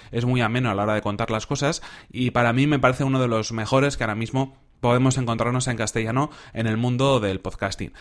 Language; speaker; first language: Spanish; native; Spanish